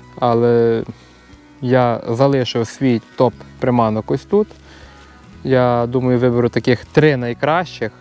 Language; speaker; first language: Ukrainian; native; Ukrainian